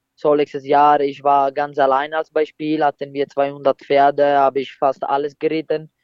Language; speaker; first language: German; non-native, fluent; Italian